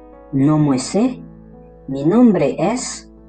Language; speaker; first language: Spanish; non-native, learner; Haitian Creole